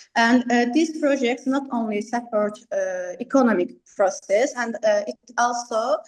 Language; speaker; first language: English; non-native, learner; Azerbaijani